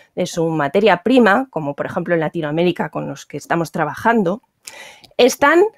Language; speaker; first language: Spanish; native; Spanish